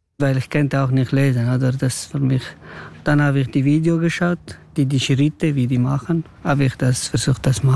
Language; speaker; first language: German; non-native, learner; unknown